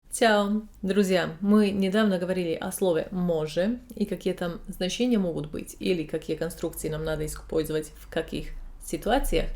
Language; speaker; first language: Russian; non-native, fluent; Serbian